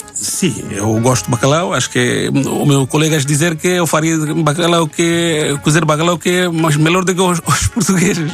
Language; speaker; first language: Portuguese; non-native, learner; Bangla